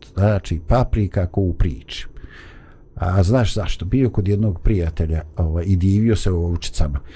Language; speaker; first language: Bosnian; native; Bosnian